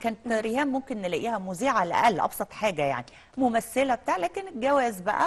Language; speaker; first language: Arabic; native; Arabic